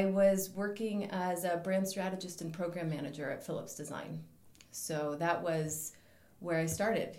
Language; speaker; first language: English; native; English